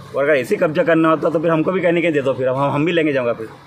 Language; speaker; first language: Hindi; native; Hindi